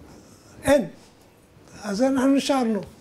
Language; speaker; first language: Hebrew; non-native, fluent; Arabic